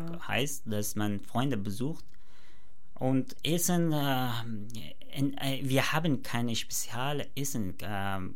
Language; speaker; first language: German; non-native, learner; Persian